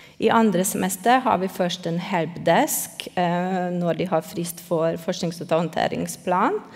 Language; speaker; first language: Norwegian; non-native, fluent; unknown